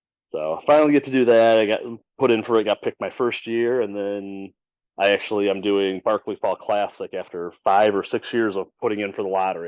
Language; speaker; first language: English; native; English